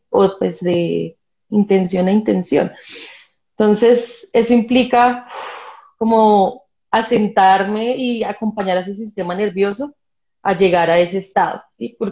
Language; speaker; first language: Spanish; native; Spanish